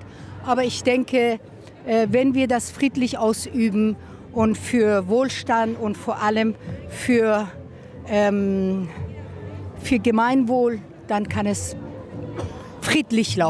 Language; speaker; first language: German; non-native, fluent; Persian